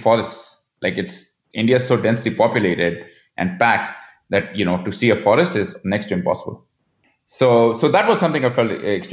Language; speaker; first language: English; non-native, local second language; Hindi